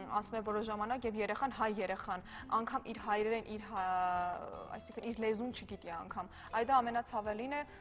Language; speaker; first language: Armenian; native; Armenian